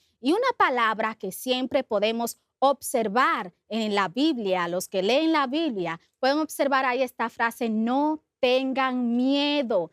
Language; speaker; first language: Spanish; native; Spanish